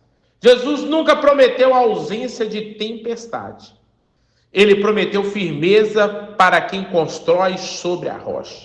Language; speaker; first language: Portuguese; native; Portuguese